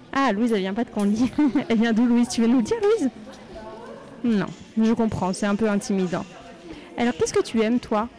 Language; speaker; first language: French; native; French